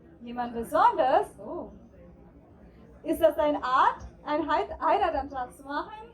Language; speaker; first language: German; non-native, fluent; Marathi